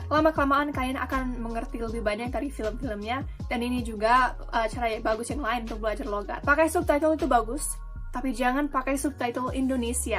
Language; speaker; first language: Indonesian; non-native, fluent; English